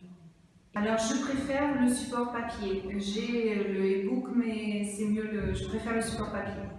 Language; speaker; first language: French; non-native, fluent; Italian